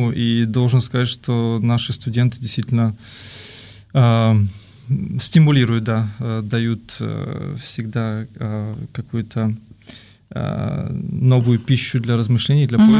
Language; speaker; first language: Russian; native; Russian